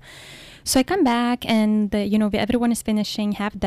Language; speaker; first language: English; non-native, fluent; Lithuanian